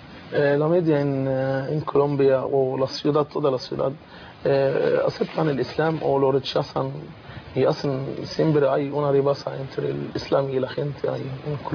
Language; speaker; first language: Spanish; non-native, fluent; Arabic